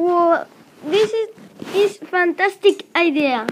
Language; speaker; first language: English; non-native, learner; Spanish